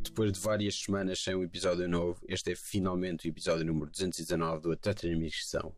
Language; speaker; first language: Portuguese; native; Portuguese